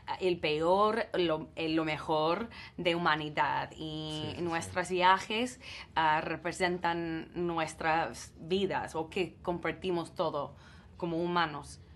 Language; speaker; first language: Spanish; non-native, learner; English